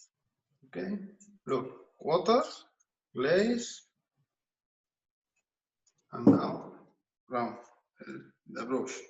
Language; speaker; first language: English; non-native, learner; Spanish